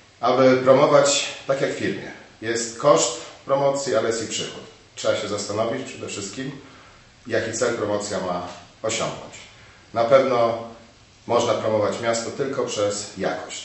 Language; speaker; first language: Polish; native; Polish